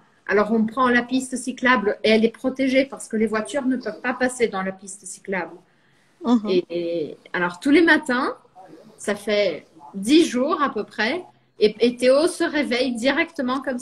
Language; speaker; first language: French; non-native, fluent; Portuguese